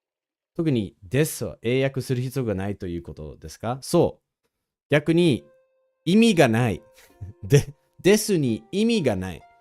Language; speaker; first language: Japanese; non-native, fluent; English